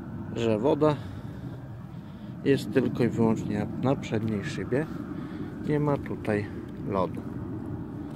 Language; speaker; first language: Polish; native; Polish